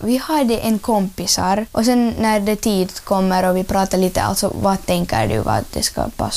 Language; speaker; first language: Swedish; early bilingual, other home language; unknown